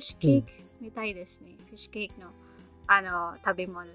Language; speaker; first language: Japanese; non-native, learner; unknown